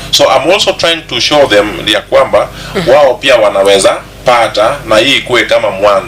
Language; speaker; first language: English; non-native, local second language; Gusii